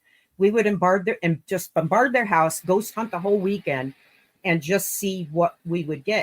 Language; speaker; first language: English; native; English